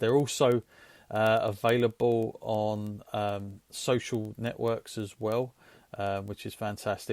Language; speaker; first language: English; native; English